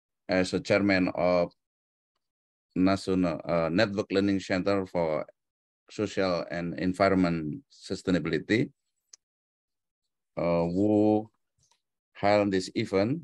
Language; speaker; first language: English; non-native, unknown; Indonesian